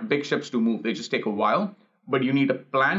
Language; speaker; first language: English; non-native, local second language; Hindi